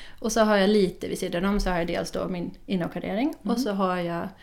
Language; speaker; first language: Swedish; non-native, fluent; Dutch